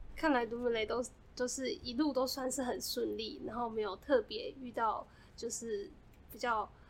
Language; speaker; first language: Chinese; native; Chinese